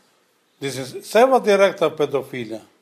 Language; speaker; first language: Dutch; non-native, learner; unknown